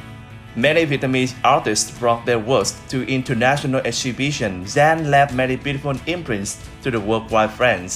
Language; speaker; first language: English; non-native, fluent; Vietnamese